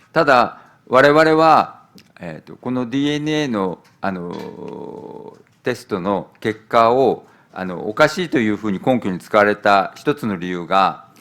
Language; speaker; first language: Japanese; native; Japanese